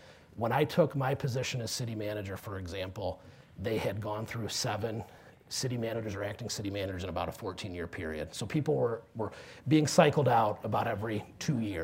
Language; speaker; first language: English; native; English